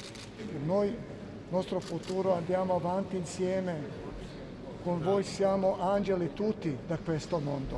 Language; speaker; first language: Italian; non-native, learner; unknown